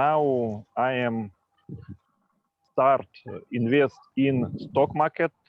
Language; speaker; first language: English; non-native, local second language; Russian